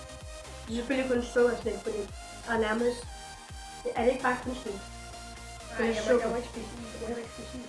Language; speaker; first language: Danish; early bilingual, other home language; German